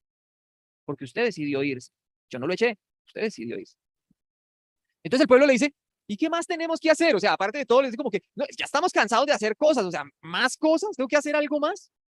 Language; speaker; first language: Spanish; native; Spanish